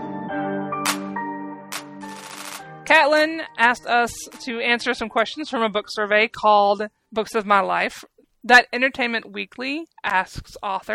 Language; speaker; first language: English; native; English